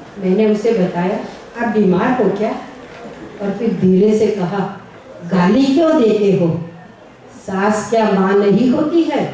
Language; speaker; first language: Hindi; non-native, local second language; Gujarati